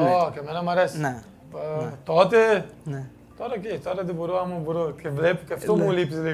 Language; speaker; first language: Greek; non-native, fluent; Portuguese